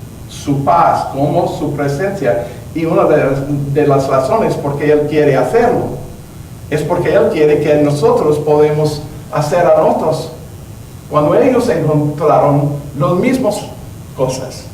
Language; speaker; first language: Spanish; non-native, learner; English